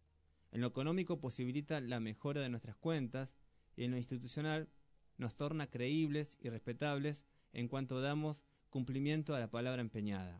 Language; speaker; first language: Spanish; native; Spanish